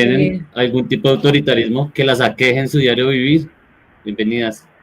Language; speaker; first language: Spanish; native; Spanish